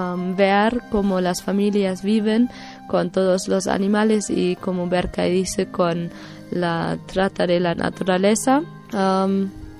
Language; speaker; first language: Spanish; non-native, learner; German